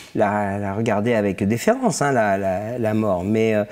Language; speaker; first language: French; native; French